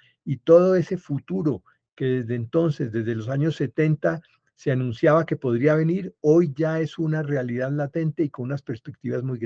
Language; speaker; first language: Spanish; native; Spanish